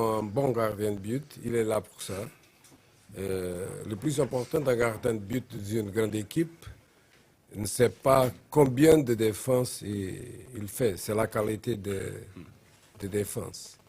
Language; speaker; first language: French; non-native, learner; Portuguese